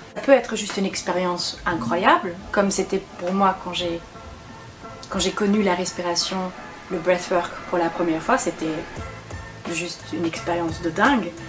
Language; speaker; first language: French; non-native, fluent; German